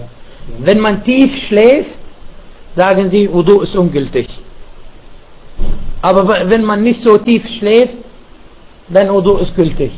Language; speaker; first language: German; non-native, fluent; Arabic